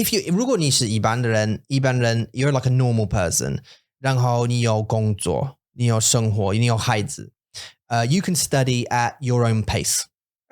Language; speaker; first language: Chinese; non-native, learner; English